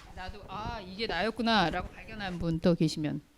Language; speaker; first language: Korean; native; Korean